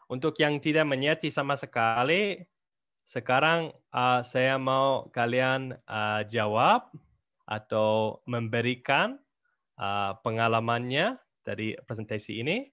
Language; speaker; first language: Indonesian; non-native, fluent; English